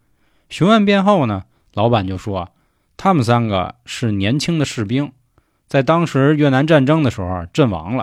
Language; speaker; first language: Chinese; native; Chinese